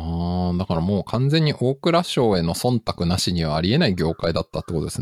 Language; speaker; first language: Japanese; native; Japanese